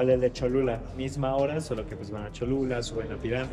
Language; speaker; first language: Spanish; native; Spanish